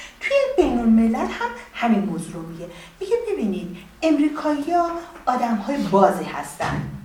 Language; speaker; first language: Persian; native; Persian